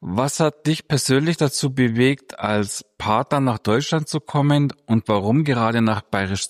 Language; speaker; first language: German; native; German